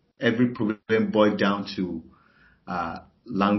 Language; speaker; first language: English; non-native, local second language; Yoruba